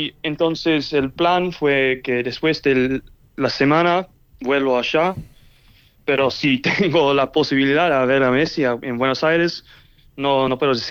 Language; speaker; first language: Spanish; early bilingual, heritage; English